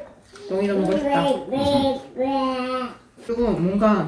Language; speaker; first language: Korean; non-native, fluent; Russian